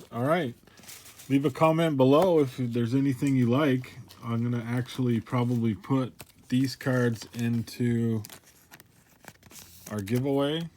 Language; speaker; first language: English; native; English